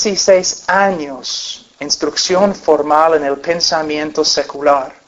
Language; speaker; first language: Spanish; non-native, fluent; English